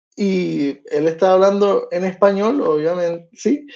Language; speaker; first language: Spanish; early bilingual, heritage; Spanish